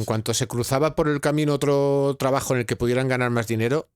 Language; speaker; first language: Spanish; native; Spanish